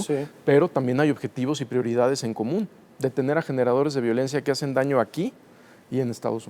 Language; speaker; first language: Spanish; native; Spanish